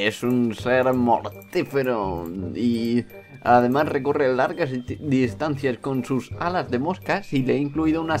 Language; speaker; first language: Spanish; native; Spanish